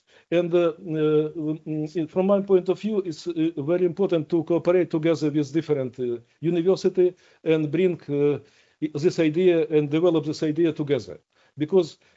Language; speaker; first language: English; non-native, learner; Ukrainian